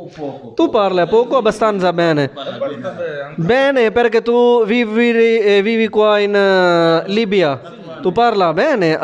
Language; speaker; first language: Italian; non-native, learner; Urdu